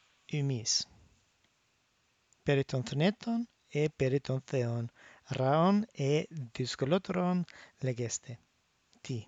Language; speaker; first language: Greek; non-native, fluent; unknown